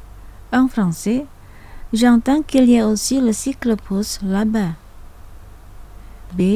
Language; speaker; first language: French; non-native, fluent; Indonesian